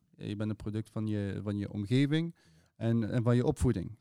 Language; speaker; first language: Dutch; early bilingual, other home language; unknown